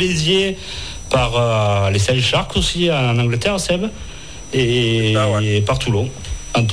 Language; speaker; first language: French; native; French